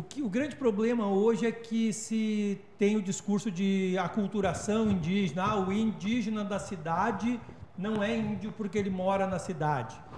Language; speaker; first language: Portuguese; native; Portuguese